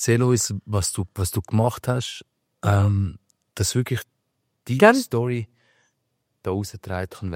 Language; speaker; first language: German; native; German